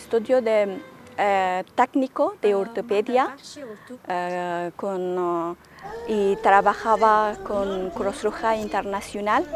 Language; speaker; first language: Spanish; non-native, learner; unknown